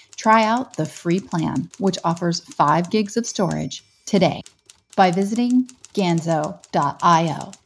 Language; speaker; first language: English; native; English